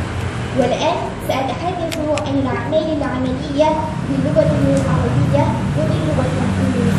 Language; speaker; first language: Arabic; non-native, learner; Indonesian